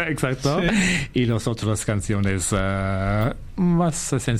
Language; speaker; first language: Spanish; non-native, fluent; English